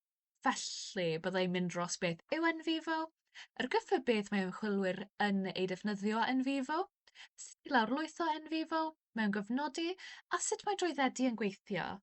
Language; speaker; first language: Welsh; non-native, local second language; English